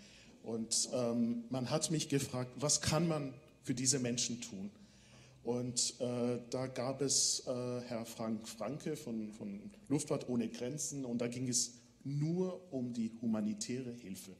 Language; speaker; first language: German; non-native, fluent; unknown